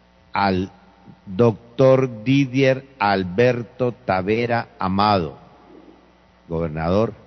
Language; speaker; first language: Spanish; native; Spanish